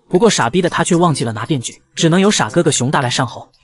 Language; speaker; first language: Chinese; native; Chinese